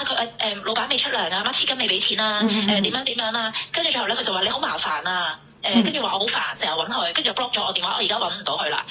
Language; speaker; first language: Cantonese; native; Cantonese